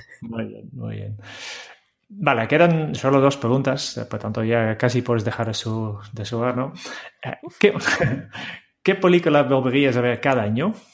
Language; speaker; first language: Spanish; non-native, fluent; Dutch